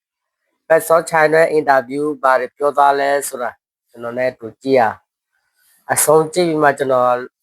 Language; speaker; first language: Burmese; native; Burmese